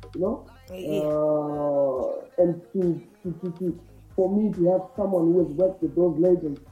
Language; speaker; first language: English; non-native, local second language; Shona